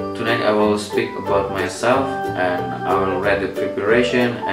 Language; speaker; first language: English; non-native, learner; Javanese